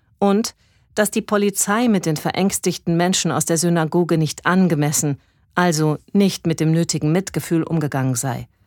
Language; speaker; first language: German; native; German